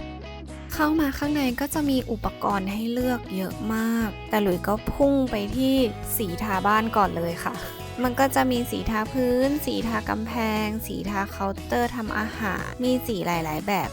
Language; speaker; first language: Thai; native; Thai